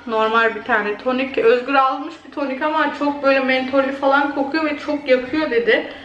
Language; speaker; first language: Turkish; early bilingual, heritage; Turkish